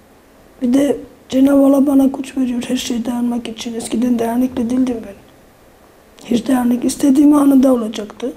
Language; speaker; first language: Turkish; non-native, fluent; Armenian